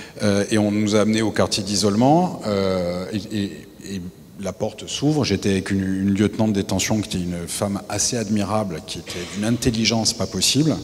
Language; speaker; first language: French; native; French